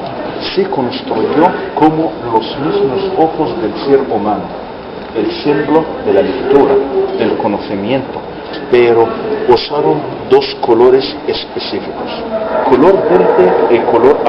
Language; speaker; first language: Spanish; non-native, fluent; Arabic